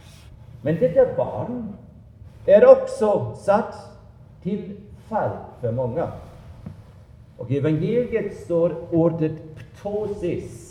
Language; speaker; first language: Swedish; non-native, fluent; German